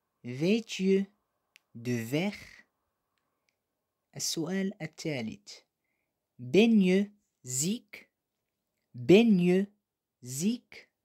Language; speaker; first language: Dutch; non-native, fluent; Arabic